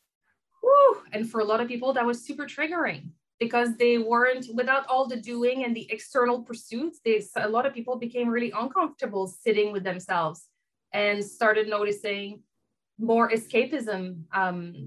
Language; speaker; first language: English; non-native, fluent; French